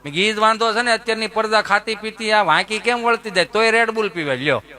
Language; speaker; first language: Gujarati; native; Gujarati